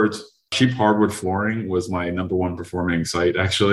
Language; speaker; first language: English; native; English